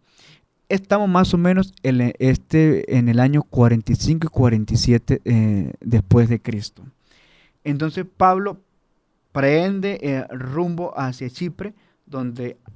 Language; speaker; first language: Spanish; native; Spanish